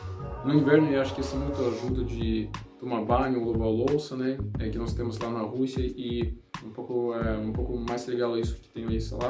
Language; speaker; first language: Portuguese; non-native, learner; Russian